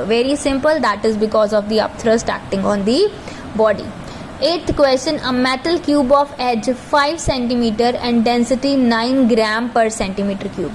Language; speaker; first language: English; non-native, local second language; Hindi